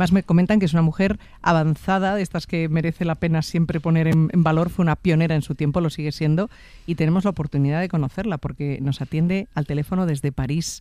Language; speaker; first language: Spanish; native; Spanish